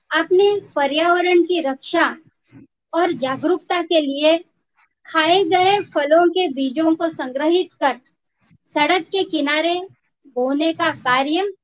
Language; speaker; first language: Hindi; non-native, local second language; Marathi